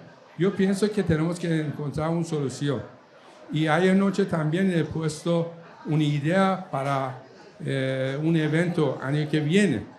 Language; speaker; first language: Spanish; non-native, fluent; Persian